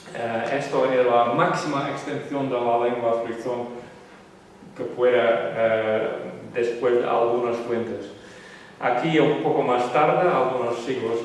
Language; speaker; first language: Spanish; non-native, learner; Western Frisian